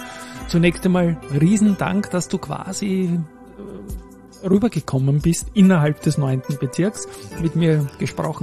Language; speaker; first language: German; native; German